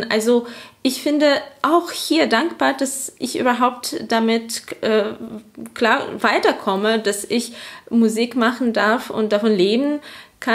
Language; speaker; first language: German; non-native, fluent; Azerbaijani